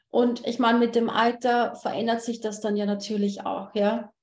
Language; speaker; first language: German; native; German